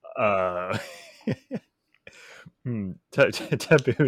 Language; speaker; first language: Japanese; non-native, learner; English